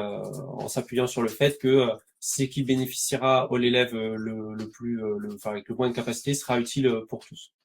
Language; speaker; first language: French; native; French